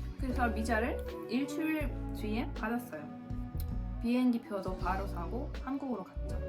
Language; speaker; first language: Korean; non-native, fluent; Russian